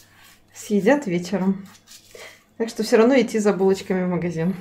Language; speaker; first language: Russian; native; Russian